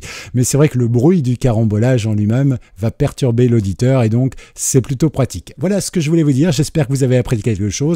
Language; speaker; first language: French; native; French